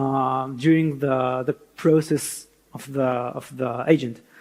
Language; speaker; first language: English; non-native, fluent; Hebrew